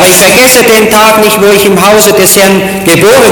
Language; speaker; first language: German; native; German